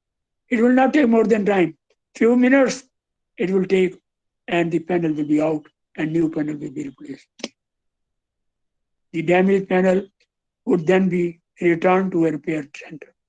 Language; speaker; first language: English; non-native, local second language; Hindi